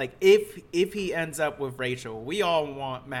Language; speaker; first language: English; native; English